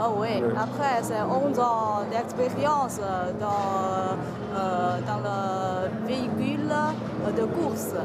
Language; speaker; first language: French; non-native, fluent; Chinese